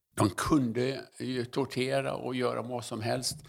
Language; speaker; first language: Swedish; native; Swedish